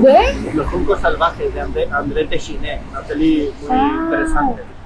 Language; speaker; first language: Spanish; native; Spanish